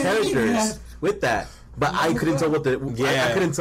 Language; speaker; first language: English; early bilingual, other home language; Spanish